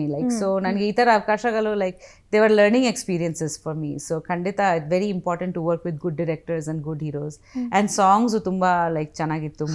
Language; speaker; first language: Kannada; non-native, fluent; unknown